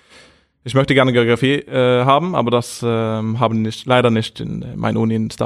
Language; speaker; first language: German; non-native, fluent; Norwegian